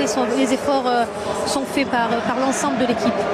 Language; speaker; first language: French; native; French